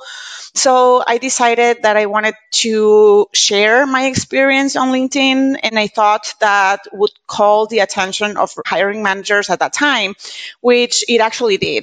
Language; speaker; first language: English; non-native, fluent; Spanish